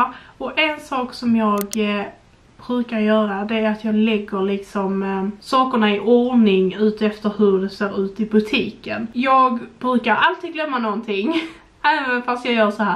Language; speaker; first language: Swedish; native; Swedish